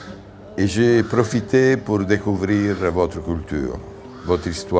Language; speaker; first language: French; non-native, fluent; Italian